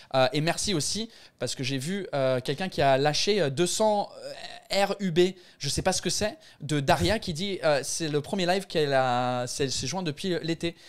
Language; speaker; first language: French; non-native, fluent; English